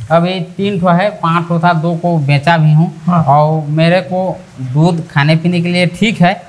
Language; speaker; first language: Hindi; native; Hindi